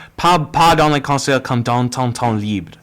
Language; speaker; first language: French; non-native, learner; English